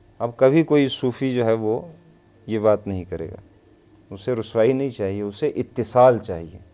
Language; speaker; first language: Urdu; non-native, local second language; Persian